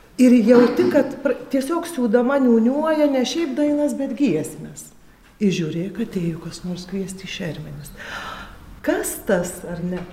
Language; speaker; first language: Lithuanian; native; Lithuanian